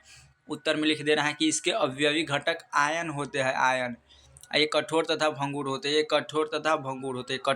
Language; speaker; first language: Hindi; native; Hindi